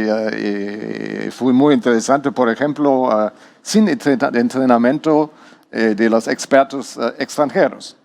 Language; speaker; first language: Spanish; non-native, learner; German